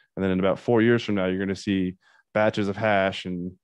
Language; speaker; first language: English; native; English